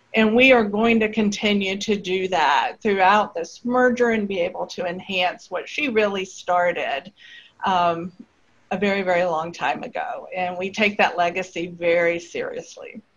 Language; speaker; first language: English; native; English